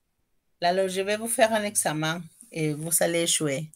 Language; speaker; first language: French; non-native, fluent; Spanish